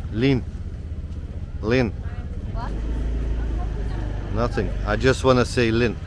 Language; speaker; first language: English; non-native, learner; Turkish